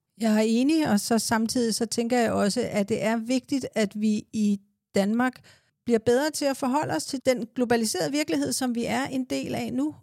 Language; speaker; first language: Danish; native; Danish